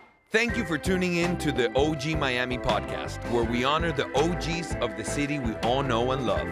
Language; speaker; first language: English; early bilingual, other home language; Spanish